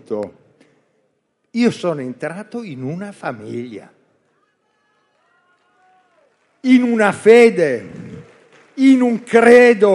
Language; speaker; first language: Italian; native; Italian